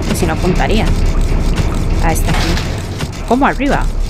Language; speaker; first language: Spanish; native; Spanish